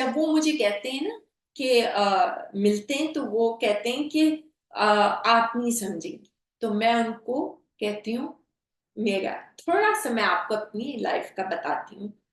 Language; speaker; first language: Urdu; native; Urdu